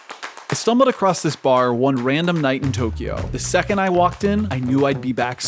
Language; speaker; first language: English; native; English